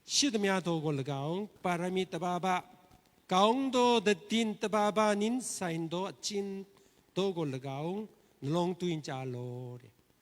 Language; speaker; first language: Burmese; non-native, learner; Korean